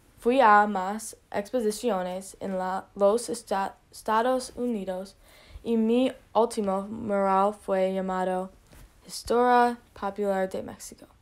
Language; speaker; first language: Spanish; non-native, learner; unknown